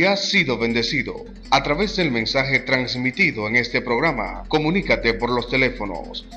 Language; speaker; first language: Spanish; native; Spanish